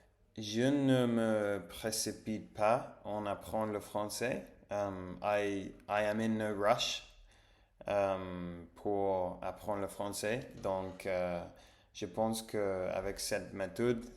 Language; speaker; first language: French; non-native, learner; English